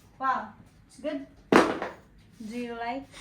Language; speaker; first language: English; non-native, learner; Indonesian